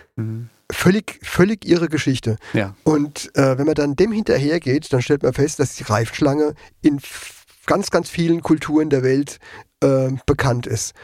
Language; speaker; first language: German; native; German